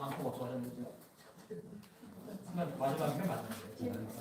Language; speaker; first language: Korean; native; Korean